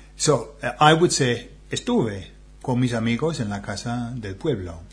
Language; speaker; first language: Spanish; non-native, fluent; English